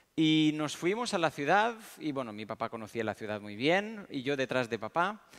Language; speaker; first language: Spanish; early bilingual, other home language; Romanian